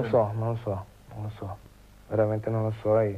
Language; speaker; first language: Italian; non-native, learner; Portuguese